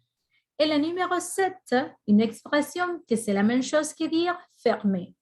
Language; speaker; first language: French; non-native, fluent; Spanish